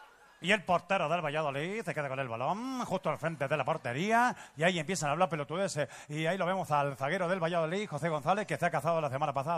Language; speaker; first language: Spanish; native; Spanish